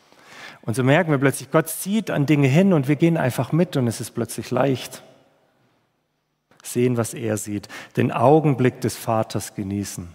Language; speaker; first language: German; native; German